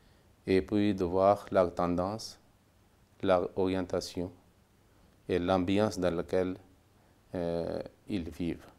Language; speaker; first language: French; non-native, fluent; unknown